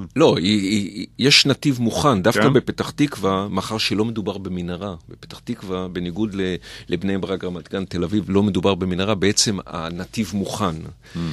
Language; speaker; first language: Hebrew; native; Hebrew